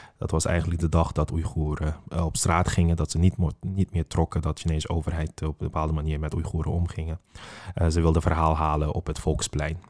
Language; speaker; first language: Dutch; non-native, fluent; Uyghur